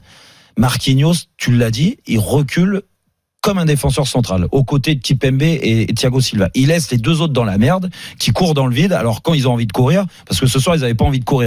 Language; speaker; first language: French; native; French